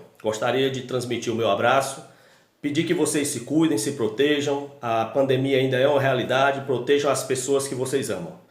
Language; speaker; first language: Portuguese; native; Portuguese